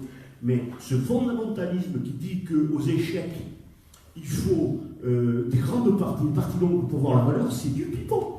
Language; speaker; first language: French; native; French